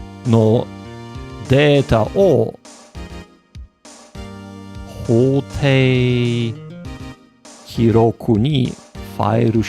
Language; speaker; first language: Japanese; non-native, learner; English